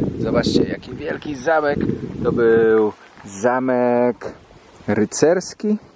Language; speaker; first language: Polish; native; Polish